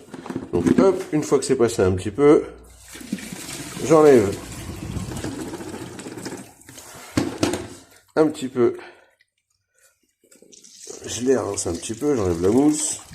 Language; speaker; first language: French; native; French